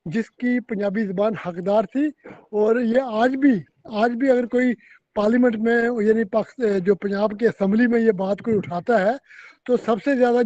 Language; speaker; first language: Hindi; non-native, local second language; Punjabi